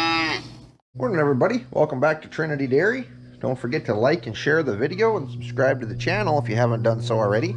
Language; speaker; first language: English; native; English